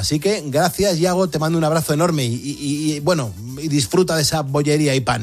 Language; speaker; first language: Spanish; native; Spanish